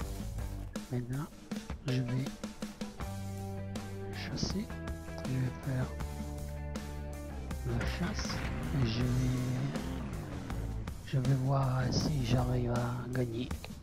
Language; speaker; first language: French; non-native, learner; Italian